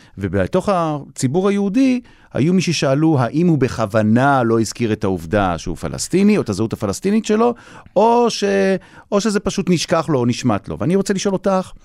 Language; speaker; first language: Hebrew; native; Hebrew